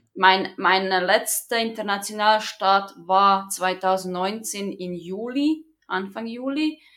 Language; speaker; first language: German; non-native, fluent; Croatian